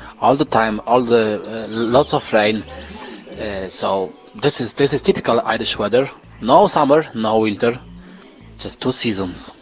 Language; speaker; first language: English; non-native, learner; Polish